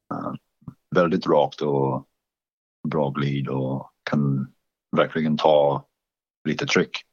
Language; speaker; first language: Swedish; non-native, fluent; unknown